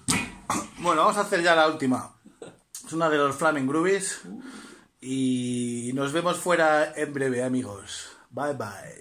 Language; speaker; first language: Spanish; native; Spanish